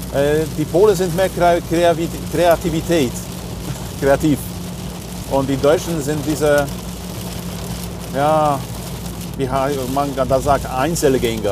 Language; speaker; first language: German; non-native, learner; Polish